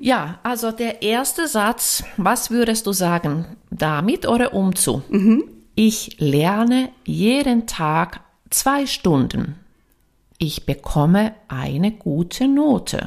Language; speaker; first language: German; non-native, fluent; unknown